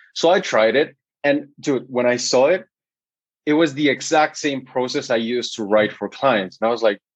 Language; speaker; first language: English; non-native, fluent; Spanish